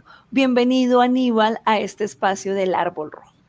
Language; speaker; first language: Spanish; native; Spanish